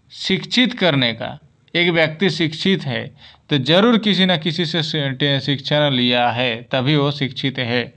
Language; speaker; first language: Hindi; native; Hindi